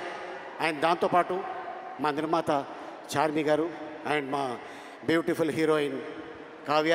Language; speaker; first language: Telugu; native; Telugu